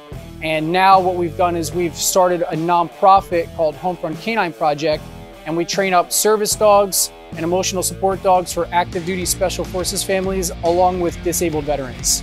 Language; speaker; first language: English; native; English